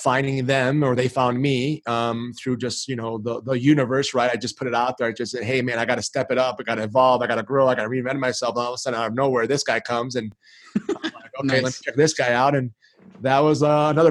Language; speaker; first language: English; early bilingual, other home language; Greek